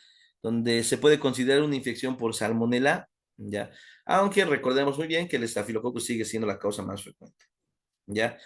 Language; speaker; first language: Spanish; native; Spanish